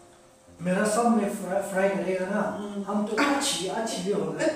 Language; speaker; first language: Hindi; non-native, local second language; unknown